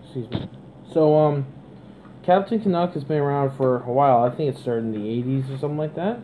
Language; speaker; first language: English; native; English